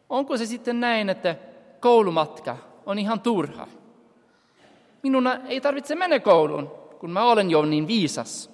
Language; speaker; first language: Finnish; non-native, fluent; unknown